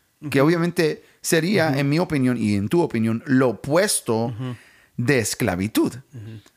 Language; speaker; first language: Spanish; non-native, fluent; English